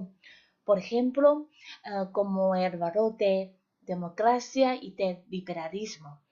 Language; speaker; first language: Spanish; non-native, fluent; Chinese